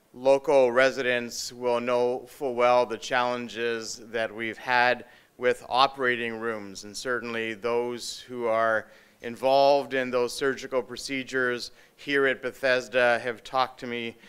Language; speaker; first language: English; native; English